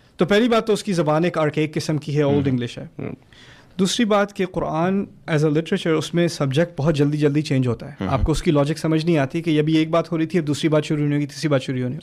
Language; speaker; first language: Urdu; early bilingual, other home language; German